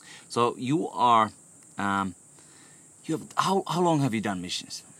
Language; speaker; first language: English; non-native, fluent; Finnish